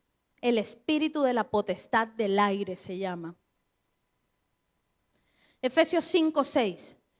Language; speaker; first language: Spanish; native; Spanish